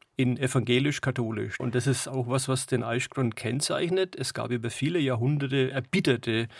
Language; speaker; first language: German; native; German